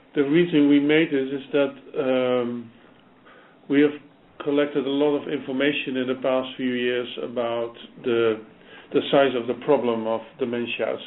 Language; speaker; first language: English; non-native, fluent; Dutch